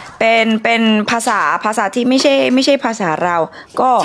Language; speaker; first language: Thai; non-native, fluent; Korean